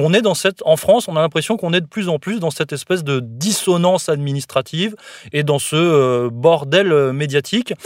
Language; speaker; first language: French; native; French